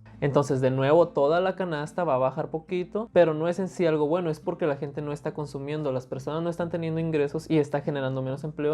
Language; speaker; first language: Spanish; native; Spanish